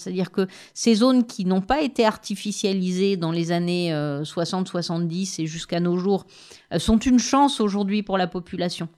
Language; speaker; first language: French; native; French